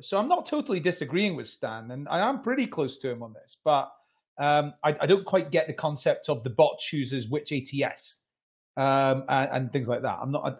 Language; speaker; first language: English; native; English